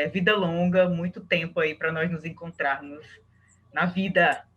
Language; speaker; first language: Portuguese; native; Portuguese